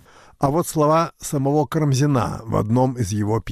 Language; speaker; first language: Russian; native; Russian